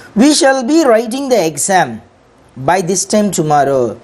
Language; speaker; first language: English; non-native, local second language; Tamil